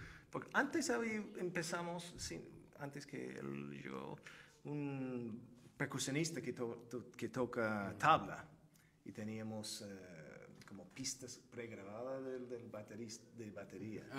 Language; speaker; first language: Spanish; non-native, fluent; Turkish